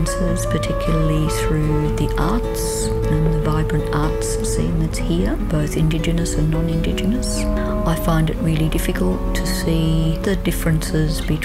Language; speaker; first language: English; native; English